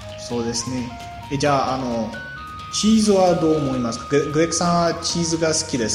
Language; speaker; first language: Japanese; non-native, learner; Bulgarian